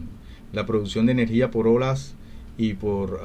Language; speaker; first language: Spanish; native; Spanish